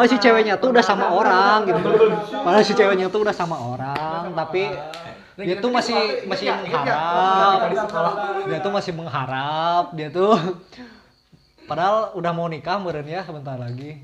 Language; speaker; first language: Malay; non-native, local second language; Sundanese